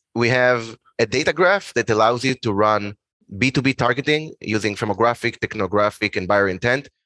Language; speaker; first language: English; non-native, fluent; Hebrew